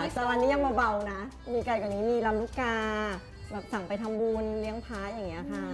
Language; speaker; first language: Thai; native; Thai